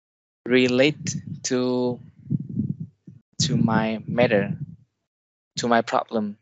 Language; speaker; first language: English; non-native, learner; Vietnamese